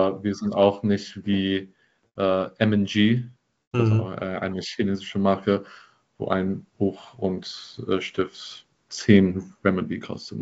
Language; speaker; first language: German; non-native, fluent; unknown